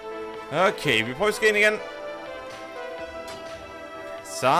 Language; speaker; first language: Danish; native; Danish